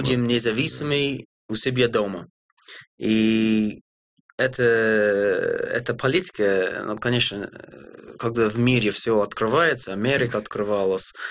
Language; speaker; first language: Russian; non-native, fluent; English